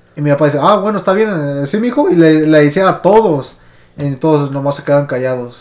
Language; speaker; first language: Spanish; early bilingual, heritage; Spanish